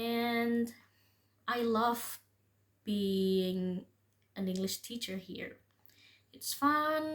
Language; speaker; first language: English; non-native, fluent; Indonesian